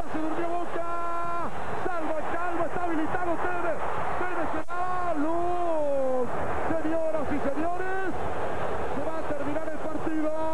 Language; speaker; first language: Spanish; native; Spanish